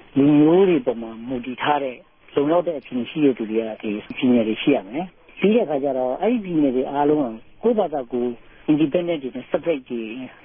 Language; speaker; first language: Burmese; non-native, local second language; S'gaw Karen